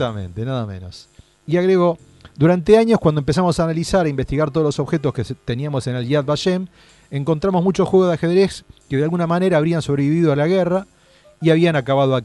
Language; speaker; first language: Spanish; native; Spanish